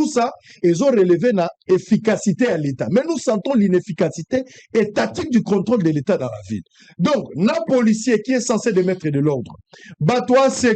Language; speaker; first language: French; non-native, local second language; Lingala